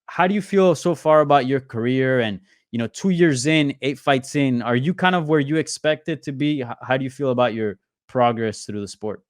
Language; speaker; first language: English; native; English